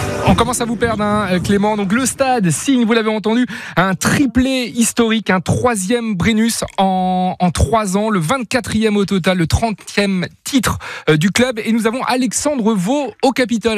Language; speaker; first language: French; native; French